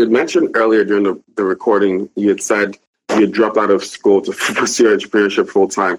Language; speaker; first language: English; non-native, local second language; Igbo